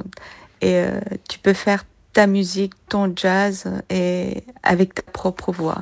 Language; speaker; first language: French; non-native, fluent; Korean